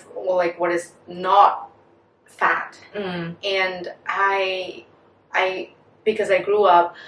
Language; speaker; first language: English; non-native, fluent; Vietnamese